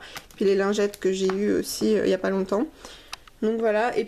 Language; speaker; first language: French; native; French